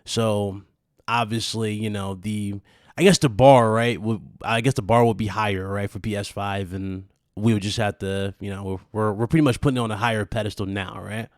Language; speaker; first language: English; native; English